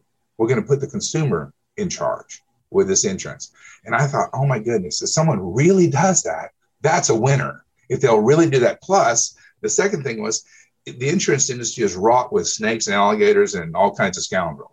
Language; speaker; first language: English; native; English